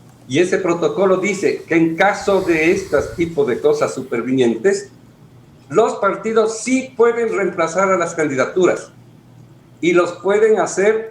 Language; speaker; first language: Spanish; native; Spanish